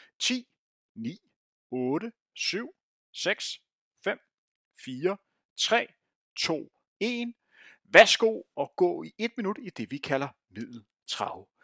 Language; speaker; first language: Danish; native; Danish